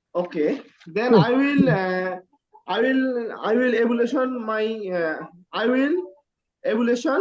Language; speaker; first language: English; non-native, learner; Bangla